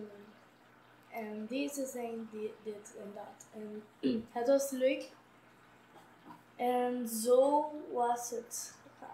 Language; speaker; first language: Dutch; non-native, local second language; Papiamento